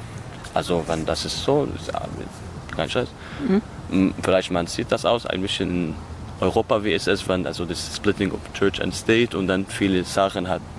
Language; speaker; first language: German; non-native, learner; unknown